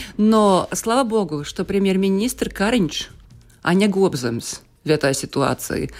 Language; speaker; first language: Russian; non-native, local second language; Latvian